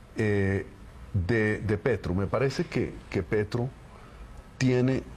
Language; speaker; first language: Spanish; native; Spanish